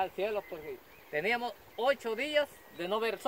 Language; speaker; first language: Spanish; native; Spanish